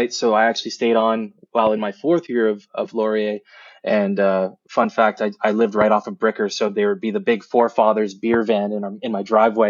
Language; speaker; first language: English; native; English